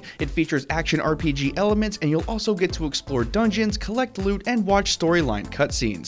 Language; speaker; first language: English; native; English